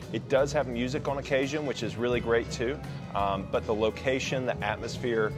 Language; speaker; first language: English; native; English